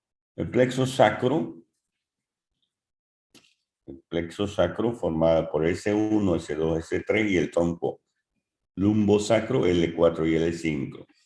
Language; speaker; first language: Spanish; native; Spanish